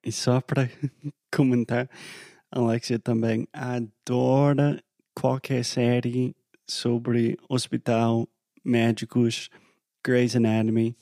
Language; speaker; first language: Portuguese; non-native, fluent; English